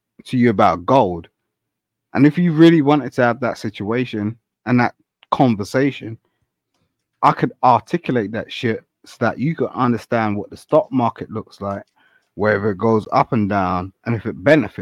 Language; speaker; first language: English; native; English